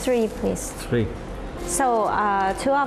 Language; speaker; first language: English; non-native, local second language; Cantonese